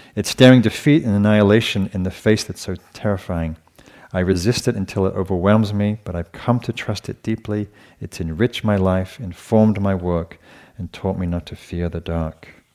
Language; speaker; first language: English; native; English